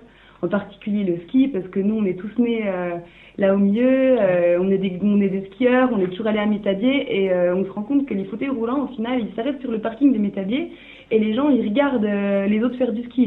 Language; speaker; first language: French; native; French